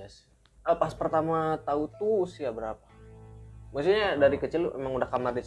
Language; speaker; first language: Indonesian; native; Indonesian